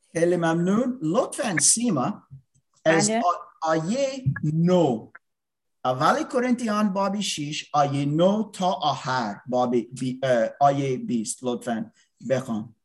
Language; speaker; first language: Persian; non-native, learner; English